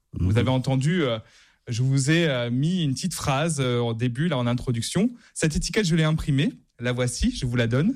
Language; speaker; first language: French; native; French